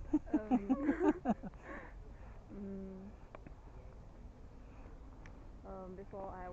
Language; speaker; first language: English; non-native, learner; Chinese